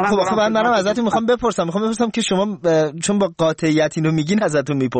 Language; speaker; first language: Persian; native; Persian